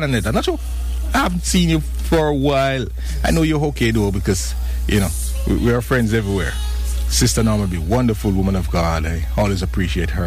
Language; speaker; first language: English; non-native, local second language; Jamaican Creole English